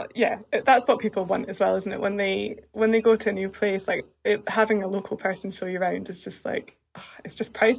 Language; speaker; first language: English; native; English